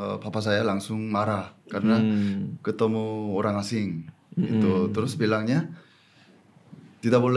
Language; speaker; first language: Indonesian; non-native, fluent; Korean